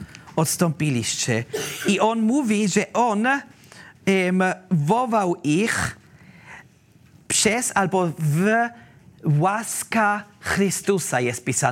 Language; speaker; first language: Polish; non-native, learner; German